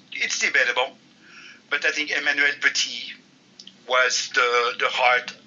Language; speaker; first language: English; non-native, fluent; French